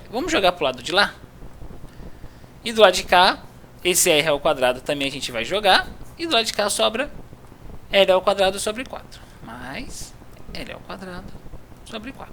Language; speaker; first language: Portuguese; native; Portuguese